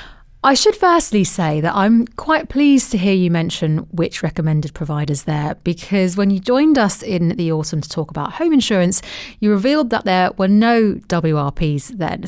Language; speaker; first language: English; native; English